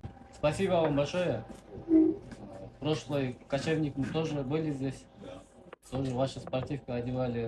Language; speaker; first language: Russian; non-native, local second language; Kyrgyz